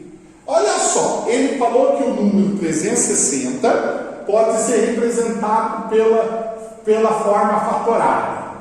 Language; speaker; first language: Portuguese; native; Portuguese